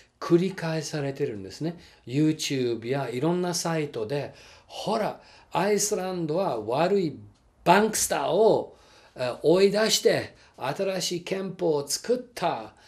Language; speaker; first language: Japanese; non-native, fluent; English